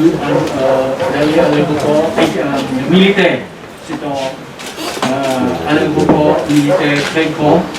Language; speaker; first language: French; non-native, learner; Vietnamese